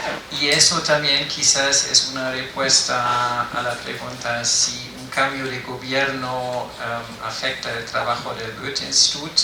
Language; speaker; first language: Spanish; non-native, fluent; German